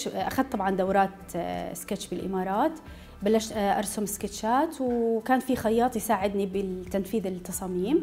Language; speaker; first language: Arabic; native; Arabic